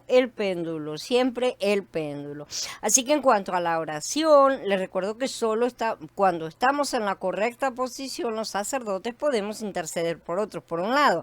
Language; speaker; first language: Spanish; native; Spanish